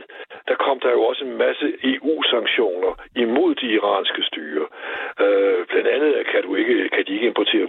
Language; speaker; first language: Danish; native; Danish